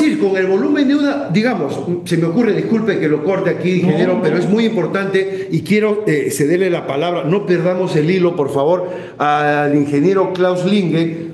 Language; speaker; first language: Spanish; native; Spanish